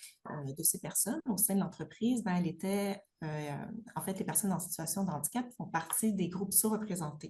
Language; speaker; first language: French; native; French